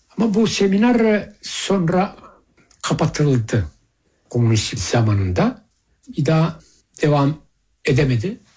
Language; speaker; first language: Turkish; early bilingual, heritage; Turkish